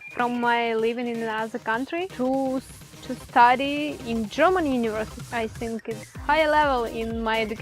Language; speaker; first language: English; non-native, learner; Ukrainian